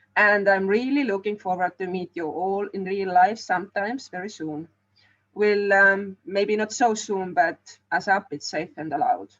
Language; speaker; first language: English; non-native, fluent; Estonian